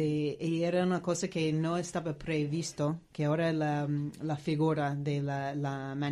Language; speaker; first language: Spanish; non-native, fluent; English